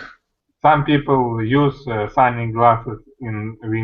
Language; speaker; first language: English; non-native, learner; Russian